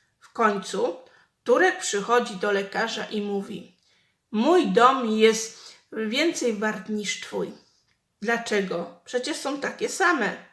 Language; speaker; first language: Polish; native; Polish